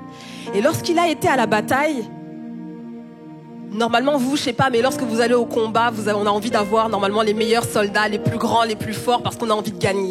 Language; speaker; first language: French; native; French